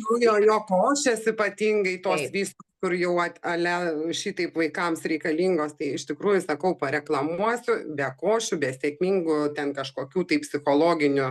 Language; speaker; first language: Lithuanian; native; Lithuanian